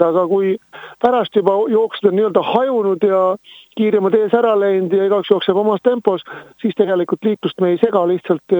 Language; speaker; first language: Estonian; native; Estonian